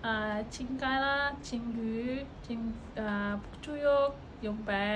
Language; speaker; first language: Cantonese; non-native, learner; Indonesian